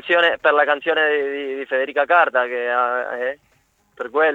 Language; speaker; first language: Italian; non-native, learner; Spanish